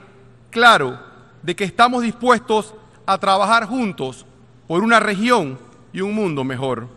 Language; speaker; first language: Spanish; native; Spanish